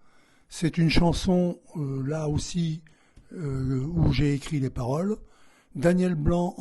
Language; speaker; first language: French; native; French